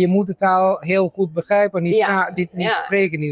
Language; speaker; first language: Dutch; non-native, fluent; Italian